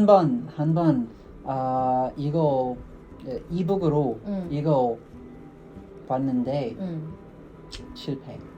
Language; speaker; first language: Korean; non-native, learner; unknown